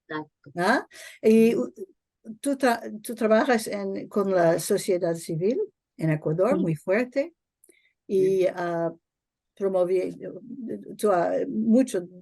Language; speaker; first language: Spanish; non-native, learner; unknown